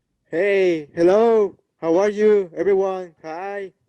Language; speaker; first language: English; non-native, learner; Spanish